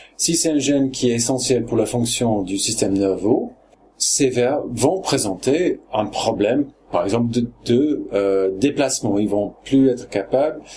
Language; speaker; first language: French; non-native, fluent; English